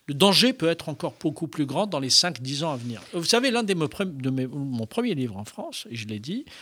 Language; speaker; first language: French; non-native, local second language; Arabic